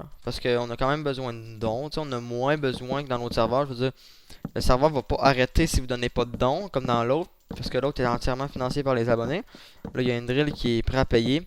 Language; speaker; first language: French; native; French